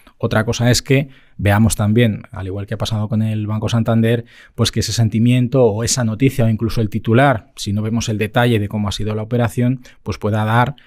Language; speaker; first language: Spanish; native; Spanish